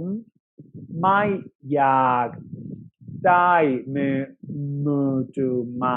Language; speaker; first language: Thai; non-native, learner; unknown